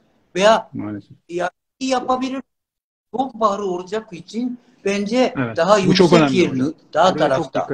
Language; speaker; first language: Turkish; non-native, learner; Japanese